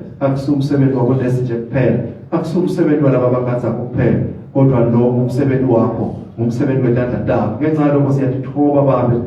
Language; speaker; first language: Zulu; non-native, local second language; Swati